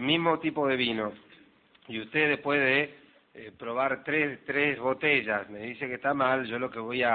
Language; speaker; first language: Spanish; native; Spanish